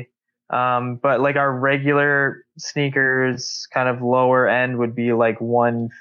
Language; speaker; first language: English; native; English